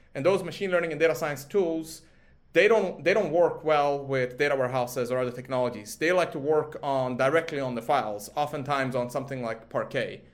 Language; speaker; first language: English; early bilingual, other home language; Swedish